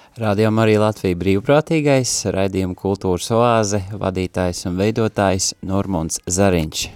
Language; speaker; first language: Latvian; native; Latvian